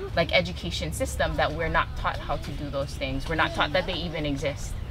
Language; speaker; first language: English; native; English